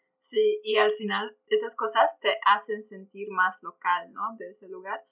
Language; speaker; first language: Spanish; non-native, fluent; Polish